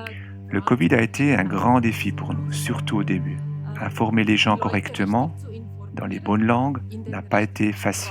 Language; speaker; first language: French; non-native, learner; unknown